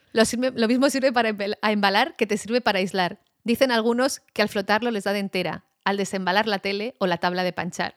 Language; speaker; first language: Spanish; native; Spanish